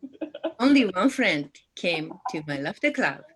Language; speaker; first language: English; non-native, learner; Japanese